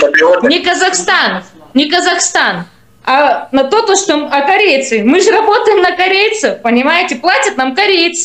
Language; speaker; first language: Russian; native; Russian